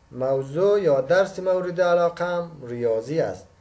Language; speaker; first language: Persian; native; Persian